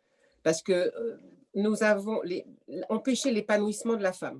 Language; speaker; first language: French; native; French